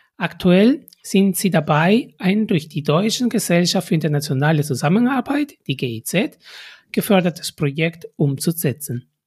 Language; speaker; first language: German; non-native, fluent; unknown